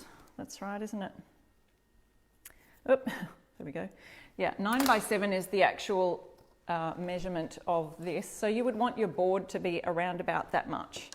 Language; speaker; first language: English; native; English